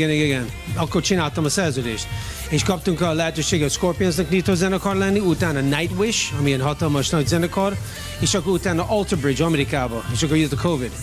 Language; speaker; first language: Hungarian; early bilingual, heritage; English